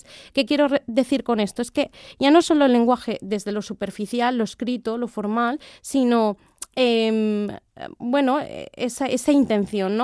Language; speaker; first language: Spanish; native; Spanish